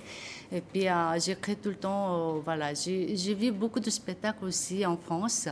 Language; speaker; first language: French; non-native, learner; Korean